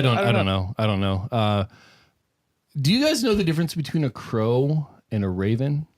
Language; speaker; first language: English; native; English